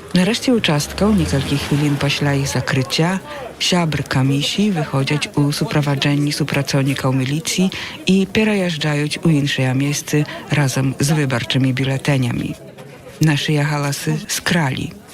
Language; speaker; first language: Belarusian; native; Belarusian